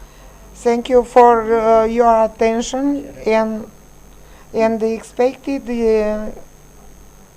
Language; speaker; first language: English; non-native, learner; Romanian